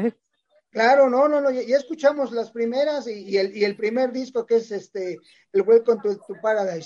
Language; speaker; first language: Spanish; native; Spanish